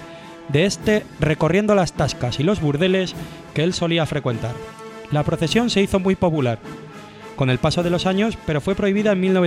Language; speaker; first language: Spanish; native; Spanish